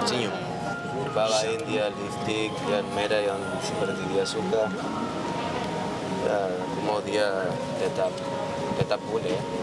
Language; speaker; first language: Indonesian; non-native, fluent; Spanish